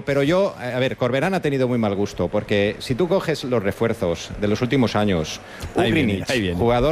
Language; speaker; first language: Spanish; native; Spanish